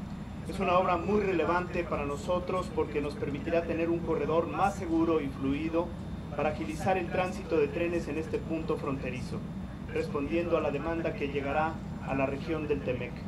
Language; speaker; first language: Spanish; native; Spanish